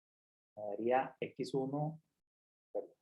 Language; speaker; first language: Spanish; native; Spanish